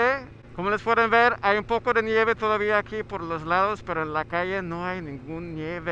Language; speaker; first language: Spanish; non-native, fluent; Swedish